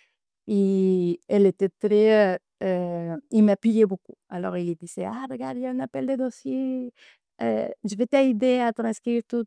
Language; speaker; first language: French; non-native, fluent; Spanish